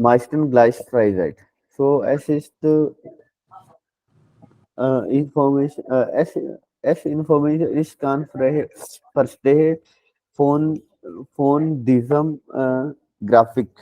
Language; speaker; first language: German; non-native, learner; Hindi